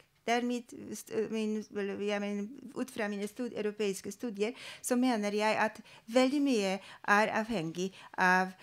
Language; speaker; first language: Norwegian; non-native, fluent; Polish